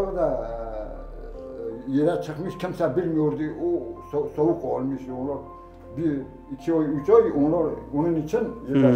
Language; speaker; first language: Turkish; non-native, learner; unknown